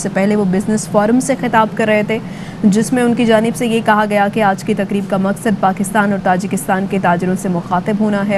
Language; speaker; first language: Urdu; native; Urdu